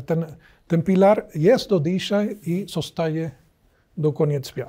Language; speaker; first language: Polish; non-native, learner; Spanish